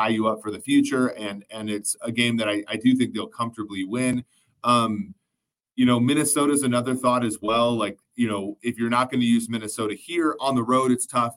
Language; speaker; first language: English; native; English